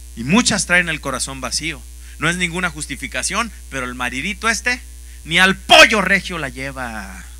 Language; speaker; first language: Spanish; native; Spanish